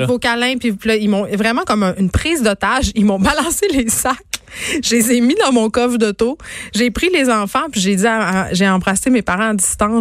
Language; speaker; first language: French; native; French